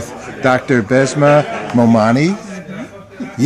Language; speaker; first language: English; native; English